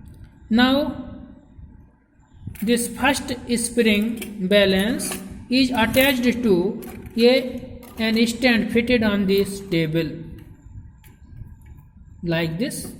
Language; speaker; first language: English; non-native, local second language; Hindi